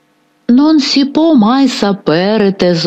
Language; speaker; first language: Italian; non-native, fluent; Ukrainian